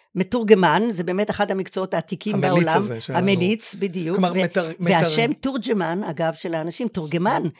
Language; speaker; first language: Hebrew; native; Hebrew